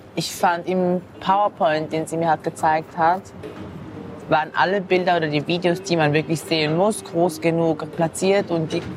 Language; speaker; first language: German; early bilingual, other home language; Japanese